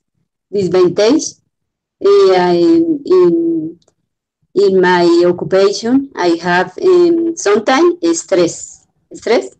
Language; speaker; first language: English; non-native, learner; Spanish